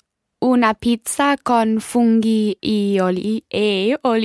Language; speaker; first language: Italian; non-native, learner; English